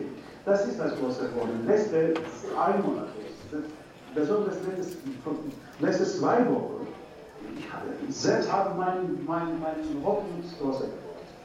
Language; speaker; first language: German; non-native, learner; Turkish